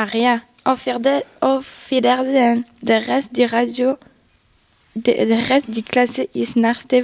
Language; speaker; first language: German; non-native, learner; French